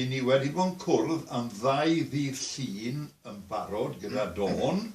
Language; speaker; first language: Welsh; native; Welsh